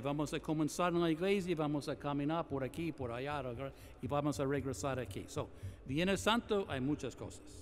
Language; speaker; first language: Spanish; non-native, fluent; English